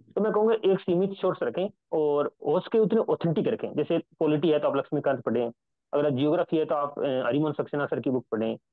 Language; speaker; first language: Hindi; native; Hindi